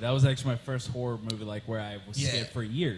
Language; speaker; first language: English; native; English